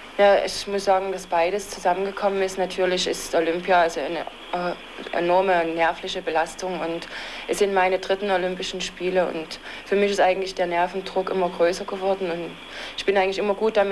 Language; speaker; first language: German; native; German